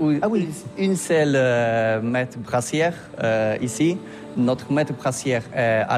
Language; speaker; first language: French; non-native, learner; Polish